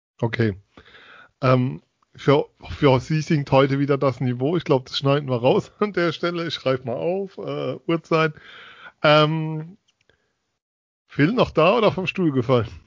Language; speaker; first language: German; native; German